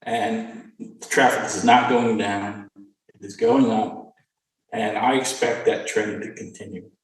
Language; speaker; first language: English; native; English